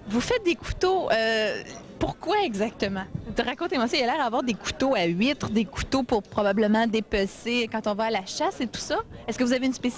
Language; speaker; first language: French; native; French